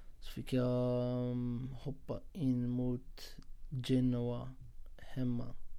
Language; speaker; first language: Swedish; non-native, fluent; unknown